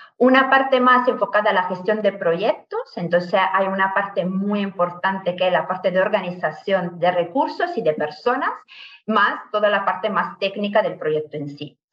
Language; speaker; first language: Spanish; non-native, fluent; Italian